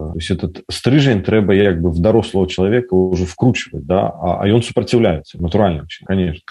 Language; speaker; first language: Belarusian; non-native, local second language; Russian